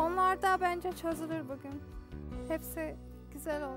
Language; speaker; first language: Turkish; non-native, learner; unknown